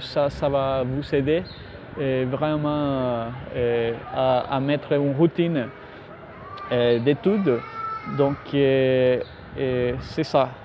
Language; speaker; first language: French; non-native, fluent; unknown